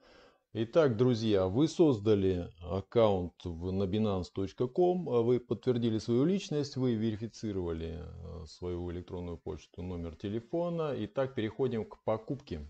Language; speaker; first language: Russian; native; Russian